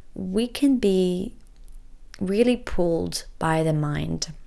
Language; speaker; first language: English; early bilingual, other home language; French